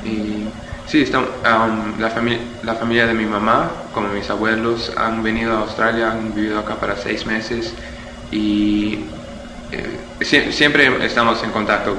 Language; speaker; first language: Spanish; early bilingual, heritage; Spanish